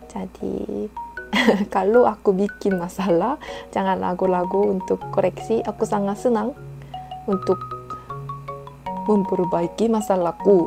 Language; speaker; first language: Indonesian; non-native, fluent; Korean